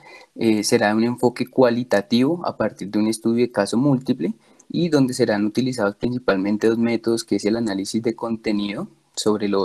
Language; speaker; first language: Spanish; native; Spanish